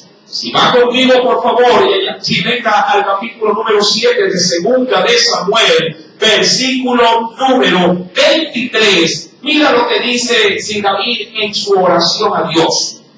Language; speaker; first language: Spanish; native; Spanish